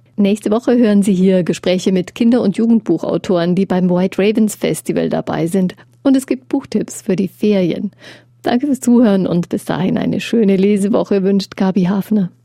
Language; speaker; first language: German; native; German